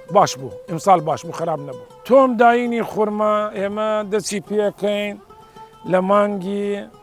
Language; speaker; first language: Central Kurdish; native; Central Kurdish